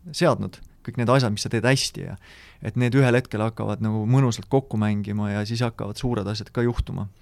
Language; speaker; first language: Estonian; native; Estonian